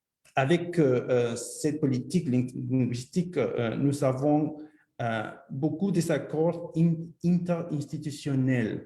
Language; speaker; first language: French; non-native, fluent; Spanish